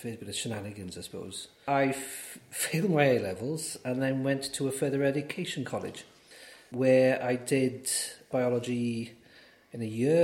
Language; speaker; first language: English; native; English